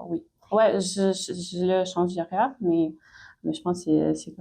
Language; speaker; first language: French; non-native, fluent; Ukrainian